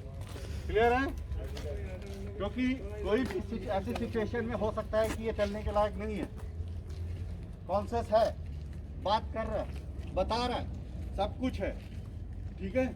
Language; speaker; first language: Hindi; native; Hindi